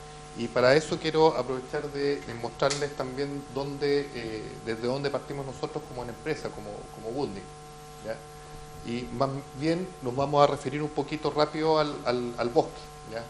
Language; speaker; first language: Spanish; native; Spanish